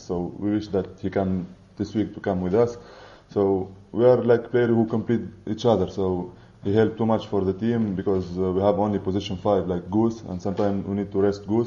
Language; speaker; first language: English; non-native, fluent; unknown